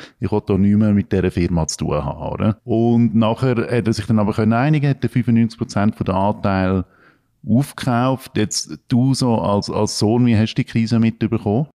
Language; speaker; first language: German; native; German